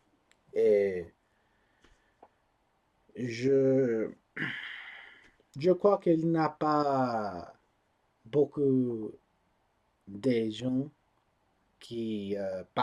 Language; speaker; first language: French; non-native, learner; English